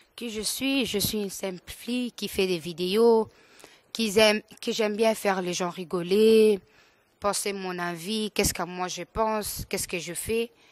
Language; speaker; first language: French; non-native, local second language; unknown